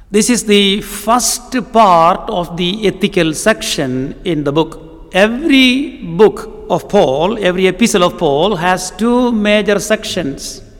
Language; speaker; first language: English; non-native, local second language; Malayalam